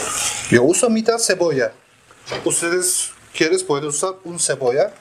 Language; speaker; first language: Spanish; non-native, learner; Turkish